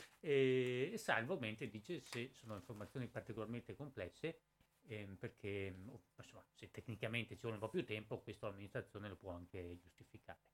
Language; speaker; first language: Italian; native; Italian